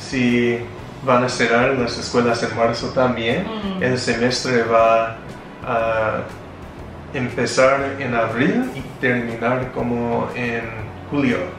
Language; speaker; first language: Spanish; non-native, fluent; English